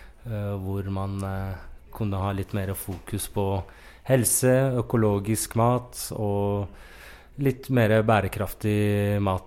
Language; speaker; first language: Norwegian; non-native, fluent; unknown